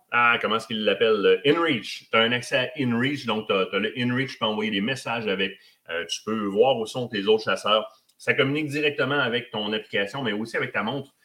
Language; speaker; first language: French; native; French